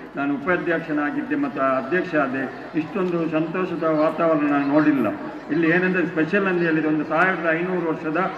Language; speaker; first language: Kannada; non-native, local second language; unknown